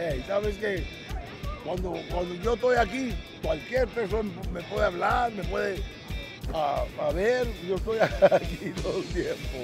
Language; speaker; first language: Spanish; early bilingual, heritage; English